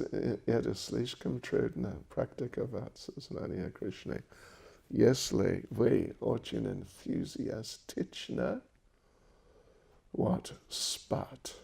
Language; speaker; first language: Russian; non-native, learner; English